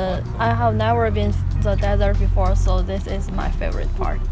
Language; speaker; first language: English; non-native, learner; Chinese